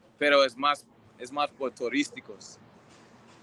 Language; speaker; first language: Spanish; non-native, learner; English